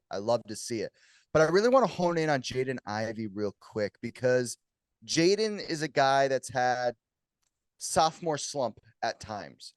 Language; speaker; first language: English; native; English